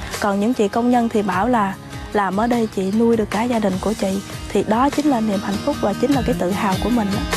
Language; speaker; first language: Vietnamese; non-native, local second language; Khmer